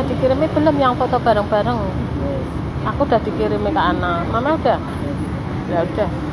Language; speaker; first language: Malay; non-native, local second language; Javanese